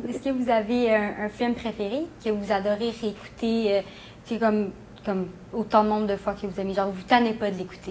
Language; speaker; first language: French; native; French